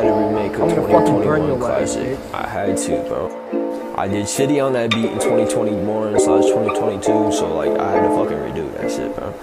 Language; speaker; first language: English; native; English